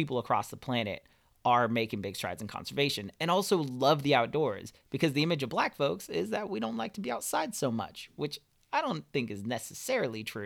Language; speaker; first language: English; native; English